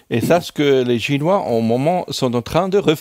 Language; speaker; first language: French; non-native, fluent; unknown